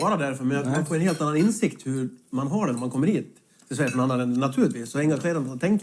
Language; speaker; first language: Swedish; native; Swedish